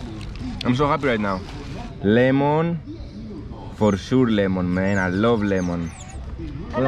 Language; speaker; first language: English; non-native, fluent; Greek